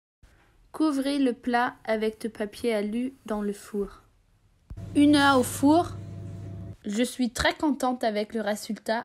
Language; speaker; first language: French; non-native, fluent; English